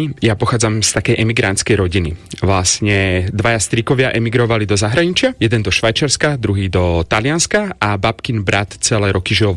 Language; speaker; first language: Slovak; native; Slovak